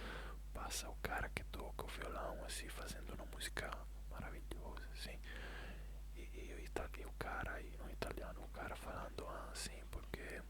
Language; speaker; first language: Portuguese; non-native, fluent; Italian